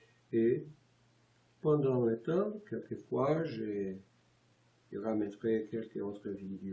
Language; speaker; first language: French; non-native, learner; Portuguese